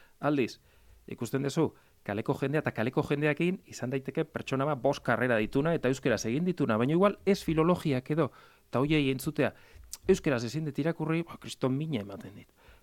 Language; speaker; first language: Basque; native; Basque